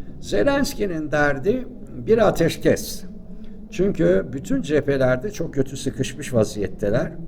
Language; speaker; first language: Turkish; native; Turkish